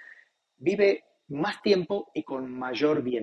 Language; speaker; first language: Spanish; native; Spanish